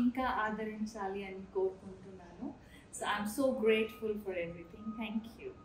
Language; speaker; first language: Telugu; non-native, learner; Kannada